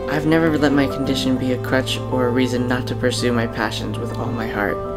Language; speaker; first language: English; native; English